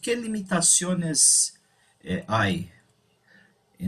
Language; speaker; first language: Spanish; non-native, learner; Portuguese